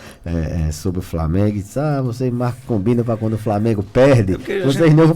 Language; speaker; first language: Portuguese; native; Portuguese